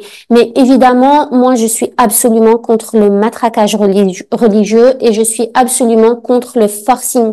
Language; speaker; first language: French; native; French